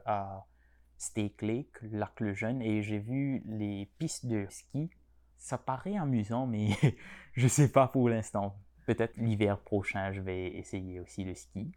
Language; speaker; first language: French; non-native, local second language; Morisyen